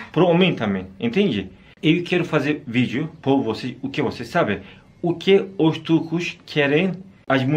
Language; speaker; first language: Portuguese; non-native, learner; Turkish